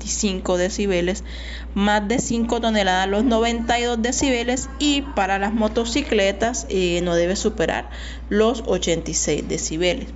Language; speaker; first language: Spanish; native; Spanish